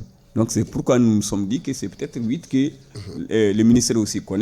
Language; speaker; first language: French; non-native, local second language; Bambara